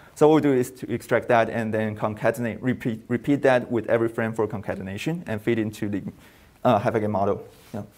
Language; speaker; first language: English; non-native, fluent; Chinese